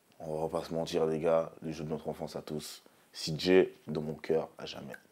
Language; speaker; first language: French; early bilingual, other home language; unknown